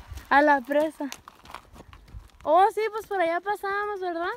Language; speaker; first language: Spanish; early bilingual, heritage; Spanish